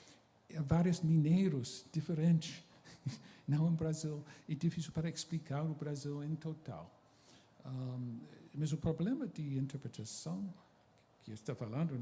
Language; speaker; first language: Portuguese; non-native, fluent; English